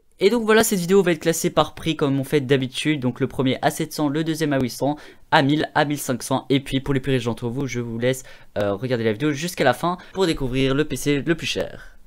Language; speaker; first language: French; native; French